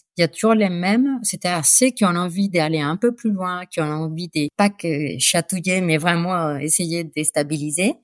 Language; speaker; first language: French; non-native, fluent; Spanish